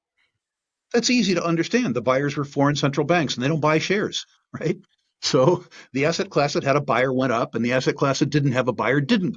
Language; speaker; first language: English; native; English